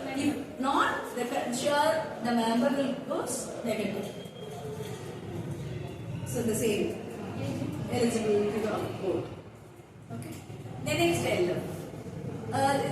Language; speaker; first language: English; non-native, local second language; Tamil